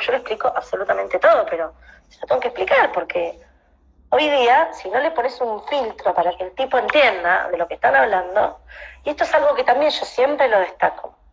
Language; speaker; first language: Spanish; native; Spanish